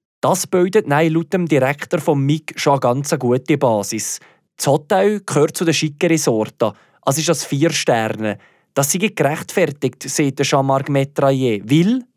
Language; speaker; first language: German; native; German